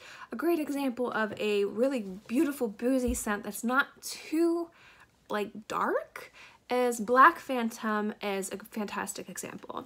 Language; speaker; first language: English; native; English